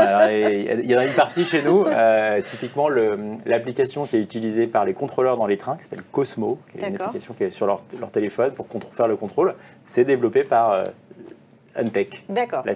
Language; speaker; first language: French; native; French